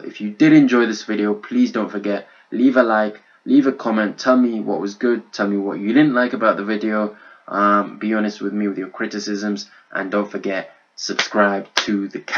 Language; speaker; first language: English; native; English